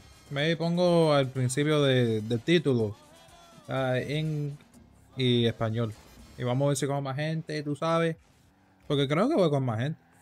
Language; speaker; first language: Spanish; early bilingual, heritage; Spanish